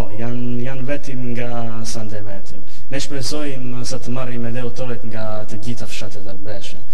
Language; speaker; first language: Albanian; early bilingual, heritage; Albanian